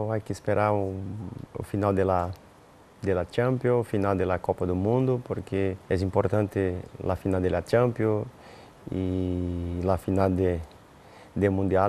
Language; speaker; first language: Spanish; non-native, learner; Portuguese